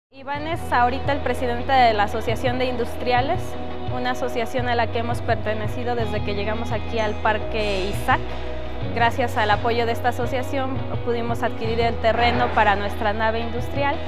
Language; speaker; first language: Spanish; native; Spanish